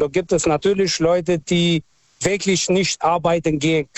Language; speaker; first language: German; early bilingual, other home language; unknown